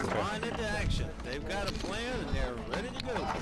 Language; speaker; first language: English; native; English